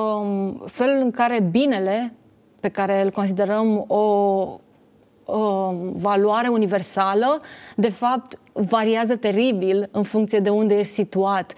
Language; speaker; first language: Romanian; native; Romanian